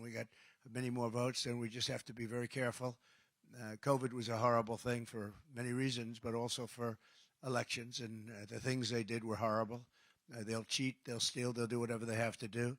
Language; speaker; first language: English; native; English